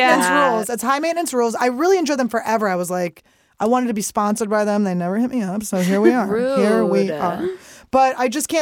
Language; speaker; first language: English; native; English